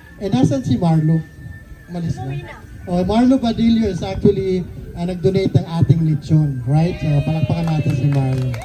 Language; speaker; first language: Filipino; non-native, local second language; Bikol